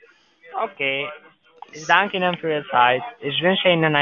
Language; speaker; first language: German; non-native, learner; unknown